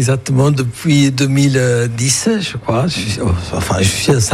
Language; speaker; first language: French; non-native, fluent; Italian